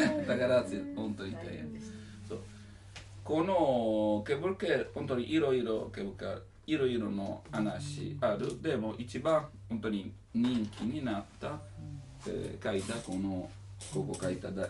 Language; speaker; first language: Japanese; non-native, learner; Italian